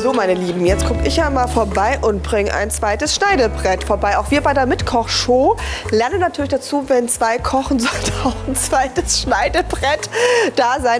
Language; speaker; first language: German; native; German